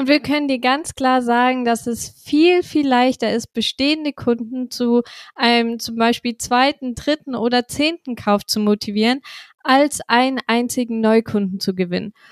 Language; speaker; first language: German; native; German